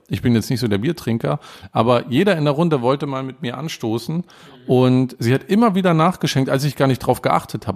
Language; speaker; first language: German; native; German